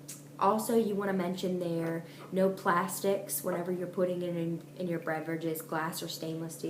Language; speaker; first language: English; native; English